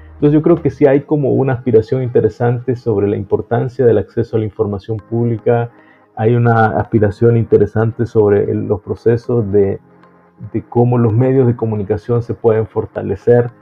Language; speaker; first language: Spanish; native; Spanish